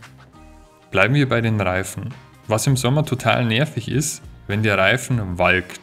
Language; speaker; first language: German; native; German